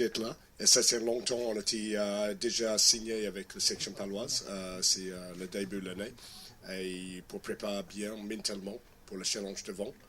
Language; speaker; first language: French; non-native, fluent; English